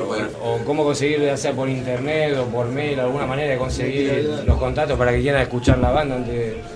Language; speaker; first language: Spanish; native; Spanish